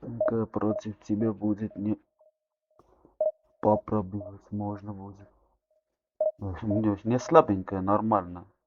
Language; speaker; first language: Russian; non-native, local second language; Armenian